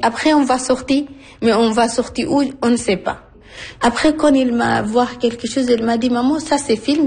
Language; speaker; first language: French; non-native, learner; Arabic